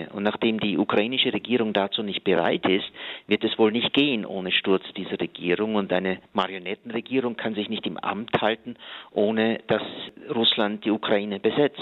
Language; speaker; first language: German; native; German